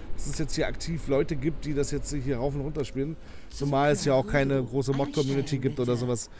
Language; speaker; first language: German; native; German